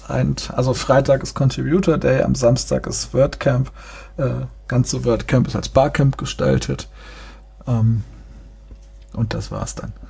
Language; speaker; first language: German; native; German